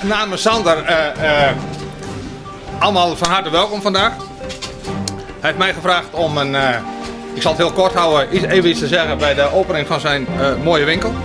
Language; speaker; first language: Dutch; native; Dutch